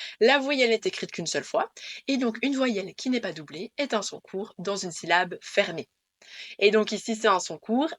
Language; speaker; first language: French; native; French